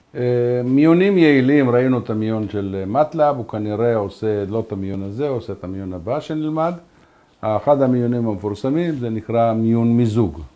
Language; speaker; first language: Hebrew; native; Hebrew